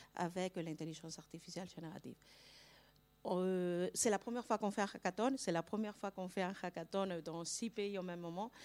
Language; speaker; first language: French; non-native, fluent; Spanish